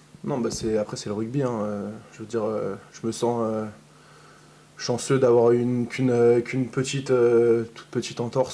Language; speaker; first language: French; native; French